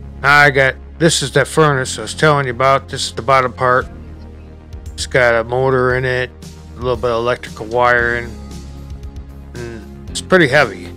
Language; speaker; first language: English; native; English